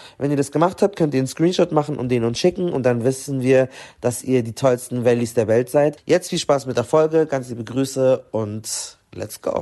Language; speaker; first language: German; early bilingual, other home language; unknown